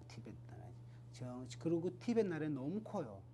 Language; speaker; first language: Korean; non-native, learner; Tibetan